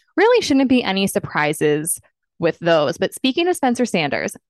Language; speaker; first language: English; native; English